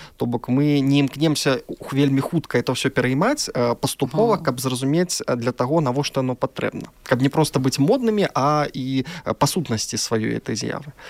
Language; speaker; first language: Belarusian; non-native, local second language; Russian